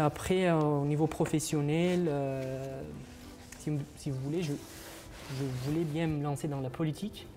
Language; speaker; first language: French; non-native, fluent; Uzbek